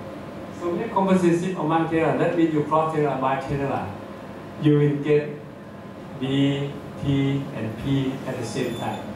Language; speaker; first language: English; non-native, fluent; Thai